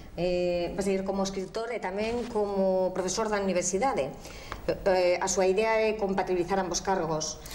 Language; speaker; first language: Galician; non-native, local second language; Spanish